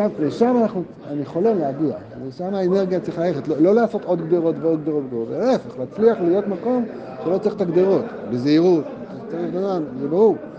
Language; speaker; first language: Hebrew; native; Hebrew